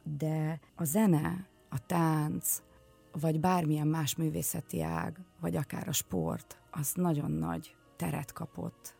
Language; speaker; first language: Hungarian; early bilingual, other home language; Russian